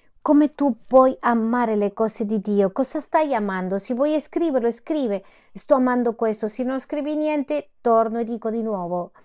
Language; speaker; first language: Italian; non-native, fluent; Spanish